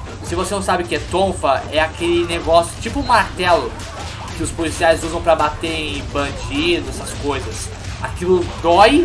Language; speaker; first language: Portuguese; native; Portuguese